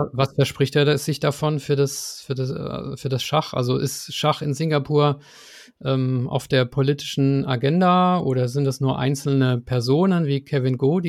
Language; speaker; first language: German; native; German